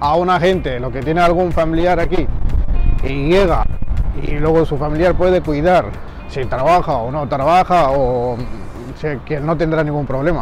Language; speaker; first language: Spanish; non-native, learner; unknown